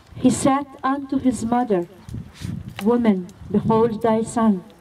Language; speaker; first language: English; non-native, fluent; Maltese